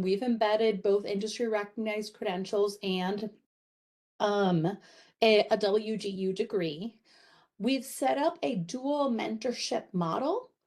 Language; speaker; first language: English; native; English